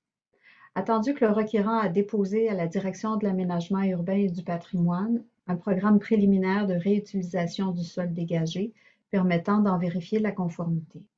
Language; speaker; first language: French; native; French